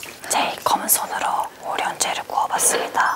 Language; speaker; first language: Korean; native; Korean